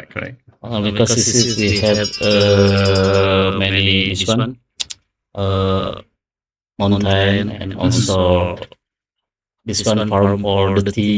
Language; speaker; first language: English; non-native, learner; Indonesian